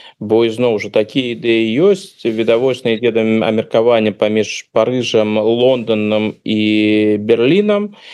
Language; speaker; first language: Belarusian; non-native, local second language; Russian